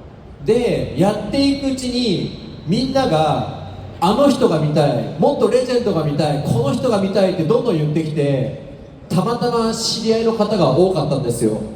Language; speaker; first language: Japanese; native; Japanese